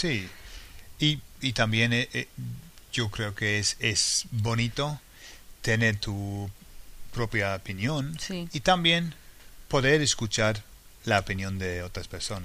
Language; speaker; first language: Spanish; non-native, fluent; English